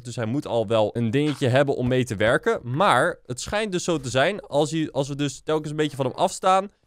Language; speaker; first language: Dutch; native; Dutch